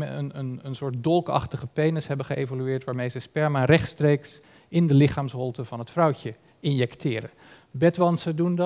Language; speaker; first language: Dutch; native; Dutch